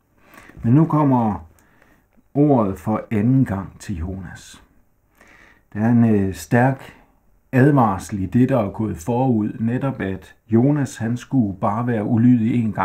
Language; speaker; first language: Danish; native; Danish